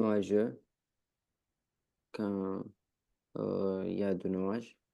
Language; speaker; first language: French; non-native, learner; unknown